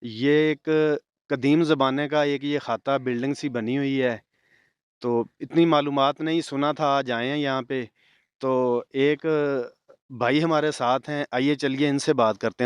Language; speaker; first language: Urdu; non-native, local second language; Punjabi